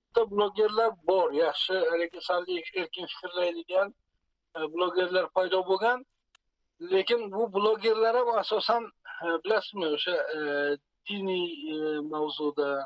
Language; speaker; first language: Uzbek; native; Uzbek